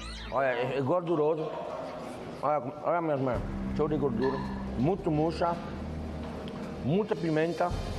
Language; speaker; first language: Portuguese; non-native, fluent; French